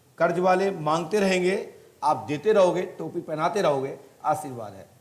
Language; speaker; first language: Hindi; native; Hindi